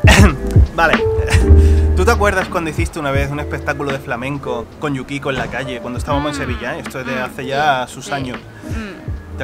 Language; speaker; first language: Spanish; native; Spanish